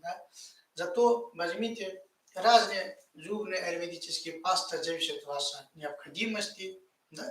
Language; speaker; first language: Russian; non-native, fluent; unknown